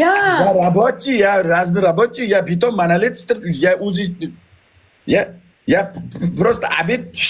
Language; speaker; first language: Russian; non-native, learner; Uzbek